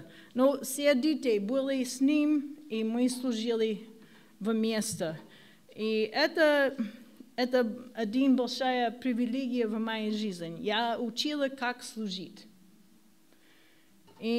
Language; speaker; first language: Russian; non-native, learner; English